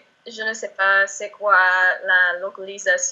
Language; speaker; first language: French; non-native, fluent; English